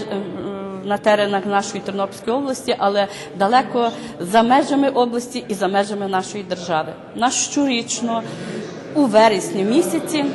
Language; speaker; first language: Ukrainian; native; Ukrainian